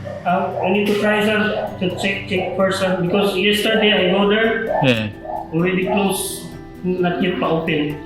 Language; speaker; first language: English; non-native, learner; Cebuano